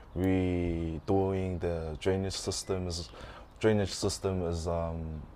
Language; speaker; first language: English; early bilingual, other home language; Tongan